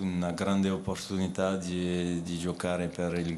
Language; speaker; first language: Italian; non-native, fluent; French